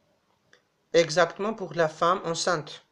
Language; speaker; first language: French; non-native, fluent; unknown